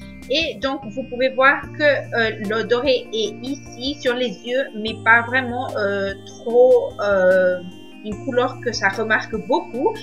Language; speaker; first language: French; non-native, learner; Spanish